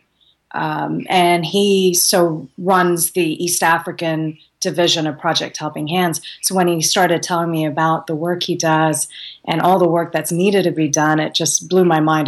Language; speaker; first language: English; native; English